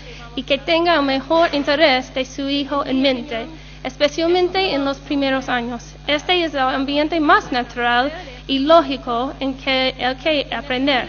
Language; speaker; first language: Spanish; non-native, learner; English